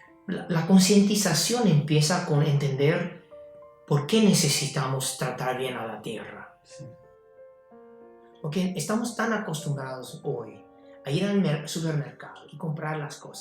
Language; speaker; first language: Spanish; non-native, fluent; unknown